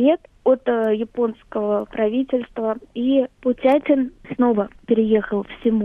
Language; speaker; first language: Russian; native; Russian